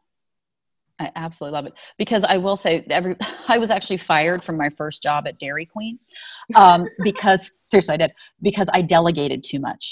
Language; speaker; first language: English; native; English